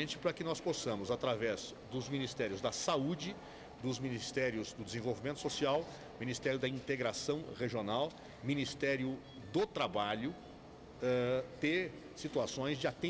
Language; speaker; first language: Portuguese; native; Portuguese